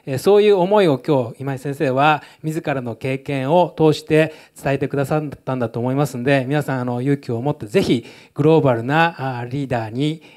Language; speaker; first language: Japanese; native; Japanese